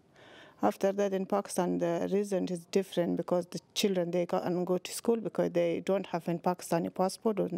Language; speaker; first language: English; non-native, learner; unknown